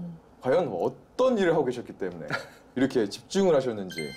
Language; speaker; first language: Korean; native; Korean